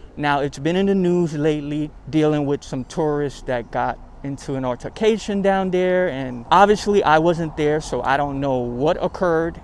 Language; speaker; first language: English; native; English